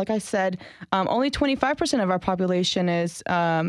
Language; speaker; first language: English; early bilingual, other home language; Kurdish